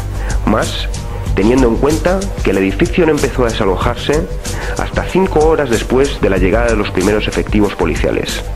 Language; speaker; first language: Spanish; native; Spanish